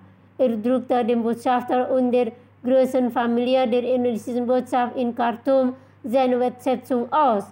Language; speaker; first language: German; non-native, fluent; Indonesian